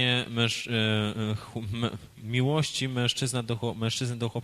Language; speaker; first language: Polish; native; Polish